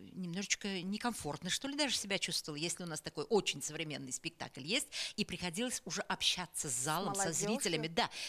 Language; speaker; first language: Russian; native; Russian